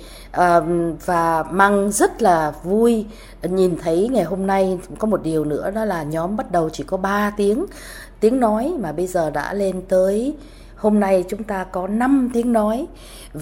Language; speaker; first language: Vietnamese; native; Vietnamese